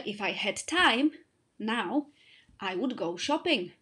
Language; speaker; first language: English; non-native, fluent; Polish